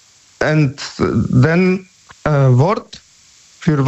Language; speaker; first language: German; non-native, learner; Polish